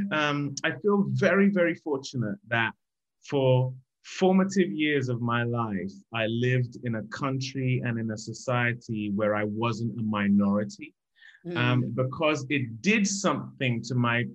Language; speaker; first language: English; native; English